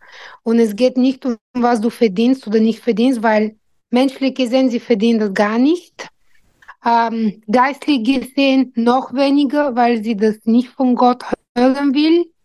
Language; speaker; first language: German; non-native, fluent; Bulgarian